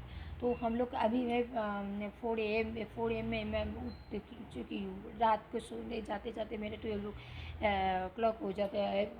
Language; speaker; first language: Hindi; non-native, local second language; Bangla